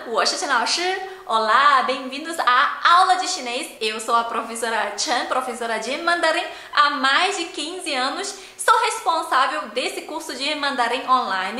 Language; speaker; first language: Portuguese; non-native, fluent; Chinese